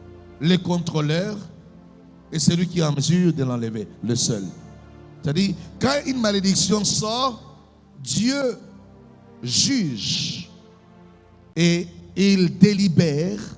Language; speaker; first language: French; non-native, local second language; Lingala